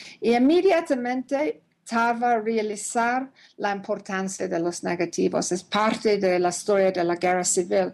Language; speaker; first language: Spanish; non-native, learner; English